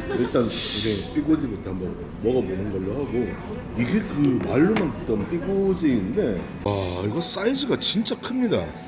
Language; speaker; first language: Korean; native; Korean